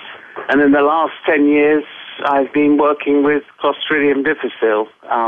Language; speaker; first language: English; native; English